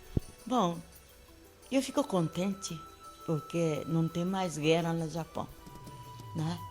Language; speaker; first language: Portuguese; non-native, learner; Japanese